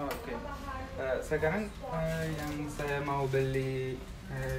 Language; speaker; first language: Indonesian; non-native, learner; Arabic